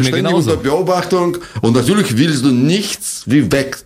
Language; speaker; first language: German; non-native, fluent; Russian